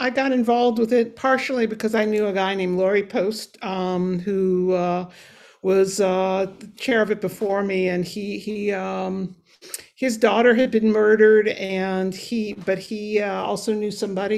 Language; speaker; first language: English; native; English